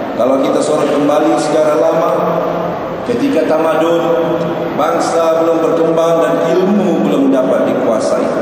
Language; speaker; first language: Malay; native; Malay